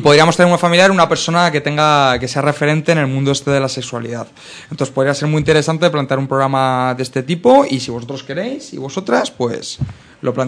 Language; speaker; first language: Spanish; native; Spanish